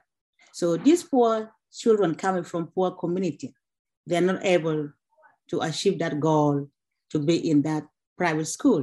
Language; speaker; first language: English; non-native, local second language; Acoli